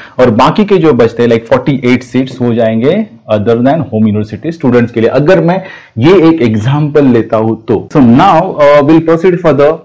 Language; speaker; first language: Hindi; non-native, local second language; Marathi